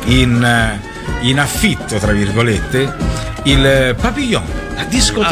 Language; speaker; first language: Italian; native; Italian